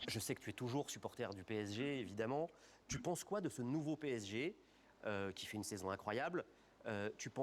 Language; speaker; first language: French; native; French